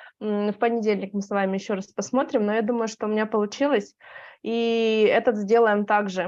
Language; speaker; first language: Russian; native; Russian